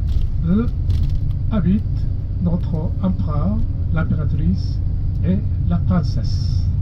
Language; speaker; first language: French; non-native, fluent; Japanese